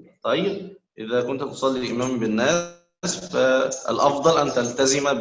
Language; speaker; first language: Arabic; native; Arabic